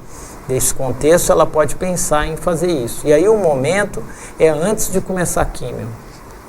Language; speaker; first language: Portuguese; native; Portuguese